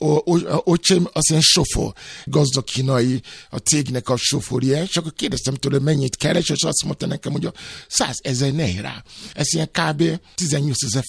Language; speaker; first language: Hungarian; non-native, learner; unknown